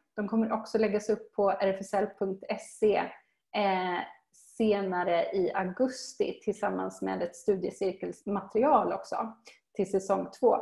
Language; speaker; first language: Swedish; native; Swedish